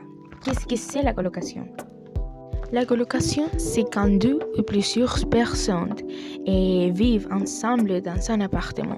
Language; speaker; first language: French; non-native, learner; Spanish